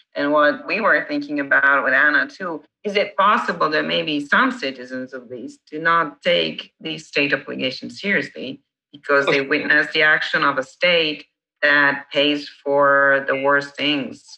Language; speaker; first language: English; non-native, fluent; Italian